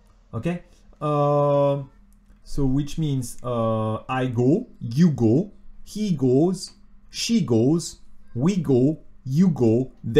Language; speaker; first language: English; non-native, fluent; French